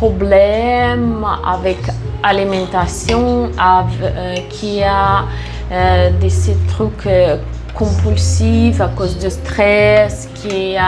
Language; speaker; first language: French; non-native, fluent; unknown